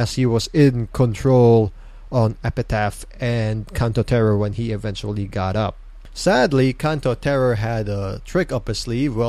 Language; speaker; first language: English; non-native, local second language; Filipino